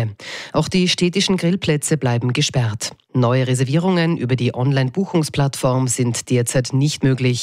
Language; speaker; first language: German; native; German